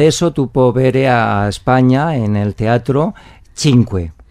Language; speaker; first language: Italian; non-native, learner; Spanish